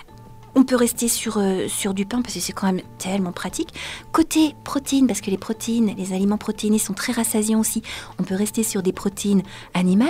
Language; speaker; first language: French; native; French